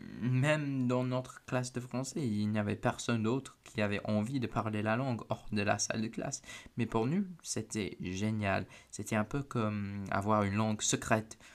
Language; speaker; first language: French; non-native, fluent; English